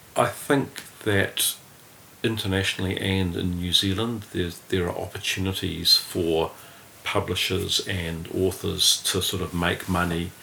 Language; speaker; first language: English; native; English